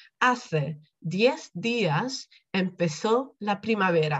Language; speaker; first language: Spanish; non-native, fluent; Dutch